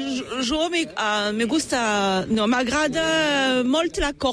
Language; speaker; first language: Catalan; non-native, learner; French